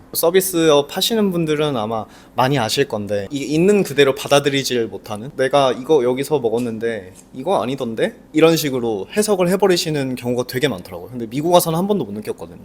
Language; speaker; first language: Korean; native; Korean